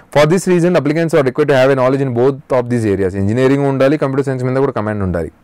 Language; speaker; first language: English; non-native, local second language; Telugu